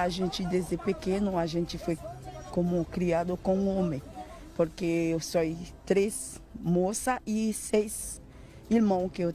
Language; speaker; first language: Portuguese; non-native, learner; Haitian Creole